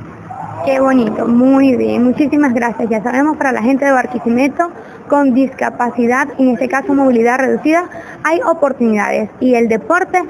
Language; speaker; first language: Spanish; native; Spanish